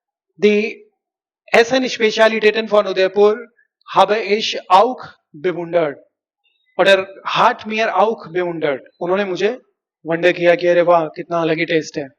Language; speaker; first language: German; non-native, fluent; Hindi